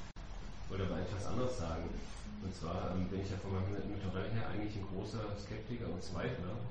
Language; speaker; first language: German; native; German